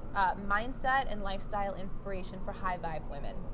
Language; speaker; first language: English; native; English